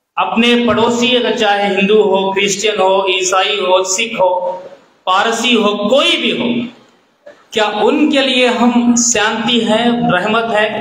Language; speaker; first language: Urdu; native; Urdu